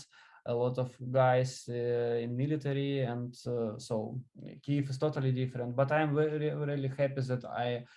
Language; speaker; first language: English; non-native, learner; Ukrainian